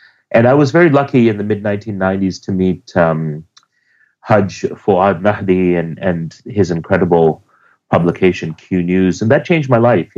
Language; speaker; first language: English; native; English